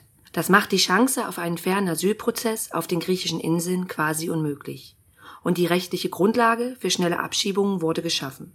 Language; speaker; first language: German; native; German